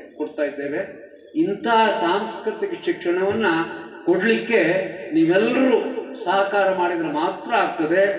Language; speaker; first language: Kannada; native; Kannada